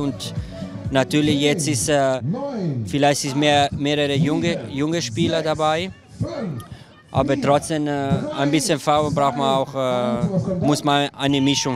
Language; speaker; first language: German; non-native, local second language; Italian